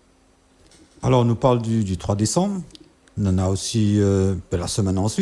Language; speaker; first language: French; non-native, local second language; Réunion Creole French